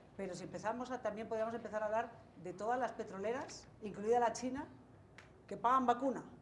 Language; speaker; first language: Spanish; native; Spanish